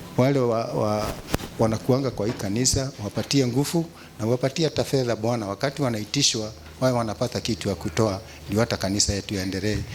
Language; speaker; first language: Swahili; non-native, local second language; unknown